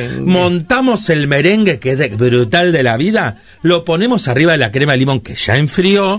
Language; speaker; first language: Spanish; native; Spanish